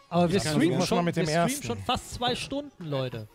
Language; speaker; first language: German; native; German